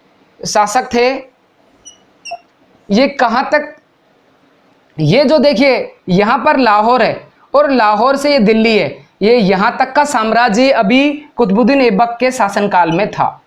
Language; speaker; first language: Hindi; native; Hindi